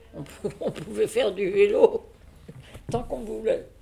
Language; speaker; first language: French; native; French